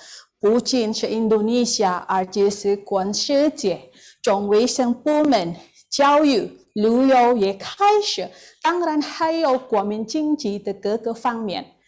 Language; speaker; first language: Chinese; non-native, learner; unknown